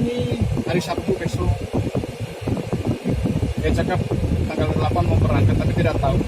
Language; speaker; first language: Indonesian; non-native, local second language; Javanese